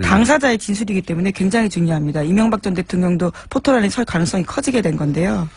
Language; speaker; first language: Korean; native; Korean